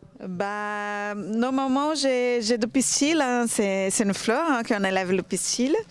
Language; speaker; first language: French; non-native, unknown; Portuguese